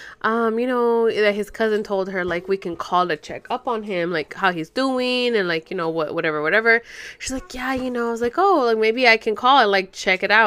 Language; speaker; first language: English; early bilingual, other home language; Spanish